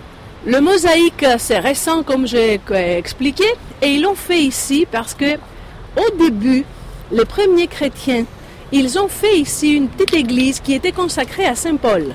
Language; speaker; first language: French; non-native, fluent; Greek